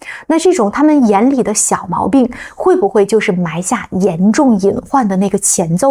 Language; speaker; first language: Chinese; native; Chinese